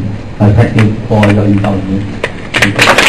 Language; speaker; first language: English; non-native, local second language; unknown